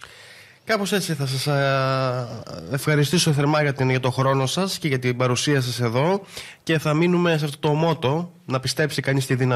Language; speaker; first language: Greek; native; Greek